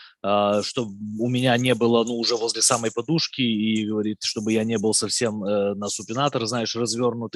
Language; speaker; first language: Russian; native; Russian